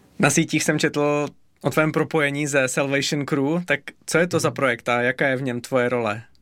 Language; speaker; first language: Czech; native; Czech